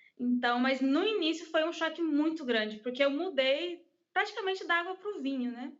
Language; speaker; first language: Portuguese; early bilingual, heritage; English